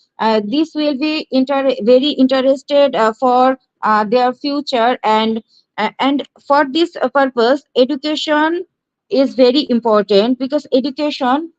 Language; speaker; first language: English; non-native, learner; Bangla